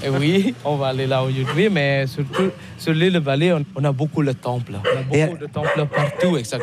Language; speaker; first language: French; non-native, learner; Balinese